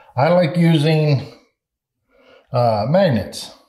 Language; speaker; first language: English; native; English